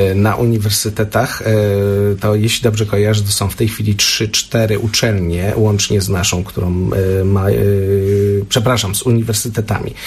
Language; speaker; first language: Polish; native; Polish